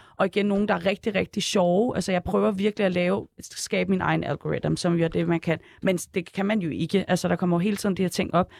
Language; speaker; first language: Danish; early bilingual, other home language; Arabic